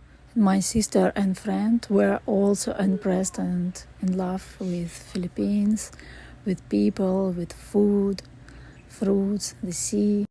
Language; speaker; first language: English; non-native, fluent; Russian